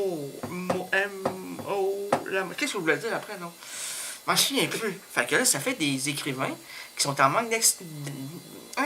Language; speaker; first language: French; native; French